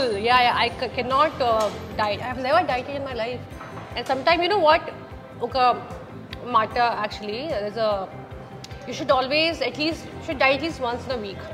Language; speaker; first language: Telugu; non-native, learner; Hindi